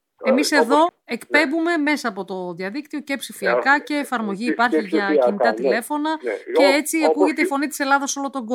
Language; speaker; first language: Greek; native; Greek